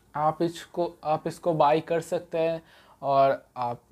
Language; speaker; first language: Hindi; non-native, local second language; Bangla